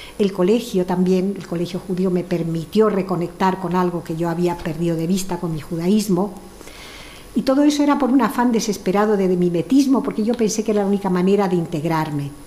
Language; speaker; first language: Spanish; early bilingual, other home language; French